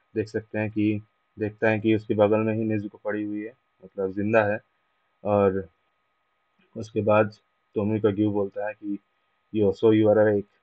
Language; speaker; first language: Hindi; non-native, local second language; Bangla